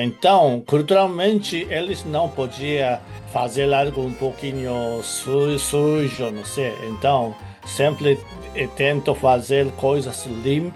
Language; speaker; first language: Portuguese; non-native, fluent; Japanese